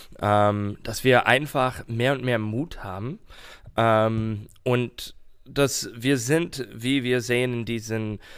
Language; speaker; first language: German; non-native, fluent; English